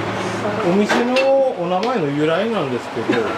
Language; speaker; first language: Japanese; native; Japanese